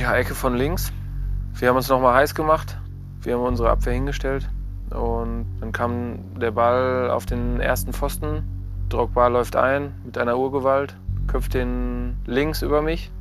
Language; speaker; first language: German; native; German